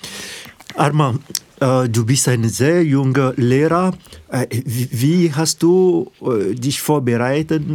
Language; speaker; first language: German; non-native, fluent; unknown